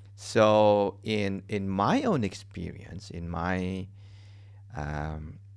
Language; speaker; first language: English; non-native, fluent; Indonesian